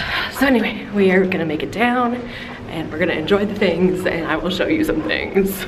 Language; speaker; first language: English; native; English